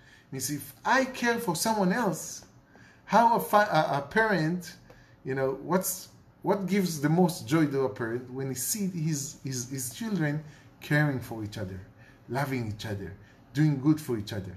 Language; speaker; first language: English; non-native, fluent; Hebrew